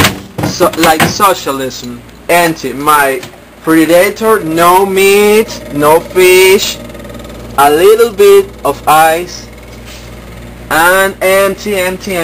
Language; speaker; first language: English; non-native, learner; Spanish